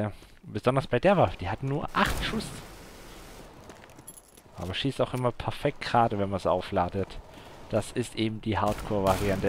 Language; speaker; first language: German; native; German